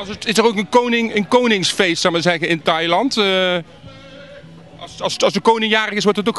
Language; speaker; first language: Dutch; native; Dutch